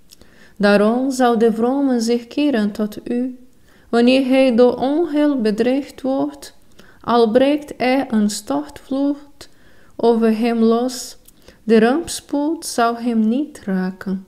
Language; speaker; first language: Dutch; non-native, fluent; Portuguese